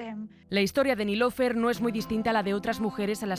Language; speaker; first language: Spanish; native; Spanish